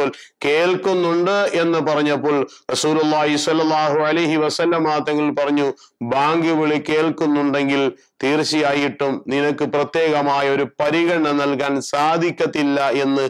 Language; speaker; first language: Malayalam; native; Malayalam